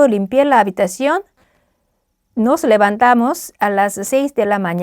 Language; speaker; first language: Spanish; non-native, fluent; Korean